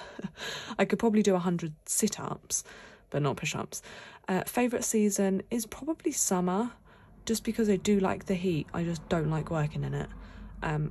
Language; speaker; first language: English; native; English